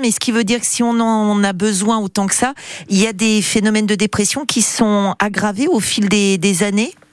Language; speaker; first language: French; native; French